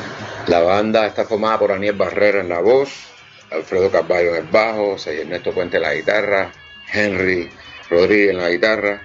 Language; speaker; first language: Spanish; native; Spanish